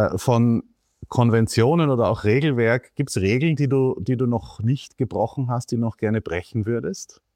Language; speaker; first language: German; native; German